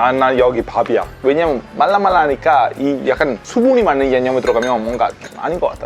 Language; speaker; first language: Korean; non-native, fluent; Italian